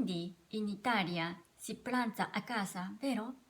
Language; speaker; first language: Italian; non-native, fluent; Japanese